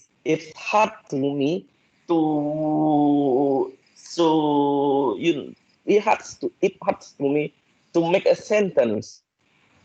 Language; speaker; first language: English; non-native, learner; Indonesian